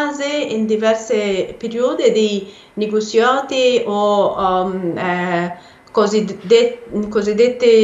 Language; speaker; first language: Italian; non-native, fluent; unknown